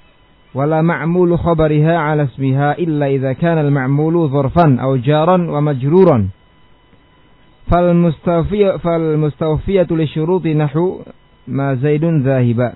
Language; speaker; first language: Arabic; non-native, fluent; Indonesian